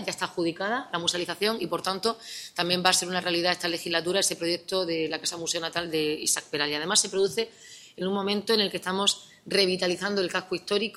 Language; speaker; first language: Spanish; native; Spanish